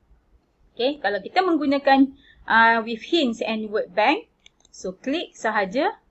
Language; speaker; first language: Malay; native; Malay